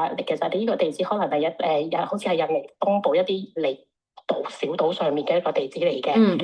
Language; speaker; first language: Cantonese; native; Cantonese